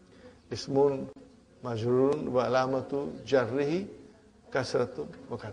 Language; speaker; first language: Arabic; non-native, learner; Urdu